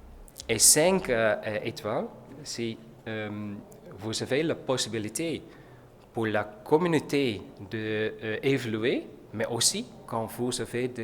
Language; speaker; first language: French; non-native, learner; Dutch